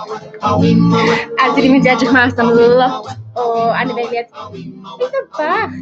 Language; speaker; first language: Welsh; non-native, learner; English